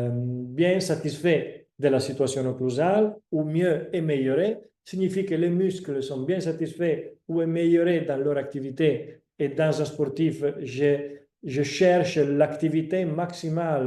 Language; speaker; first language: French; non-native, fluent; Italian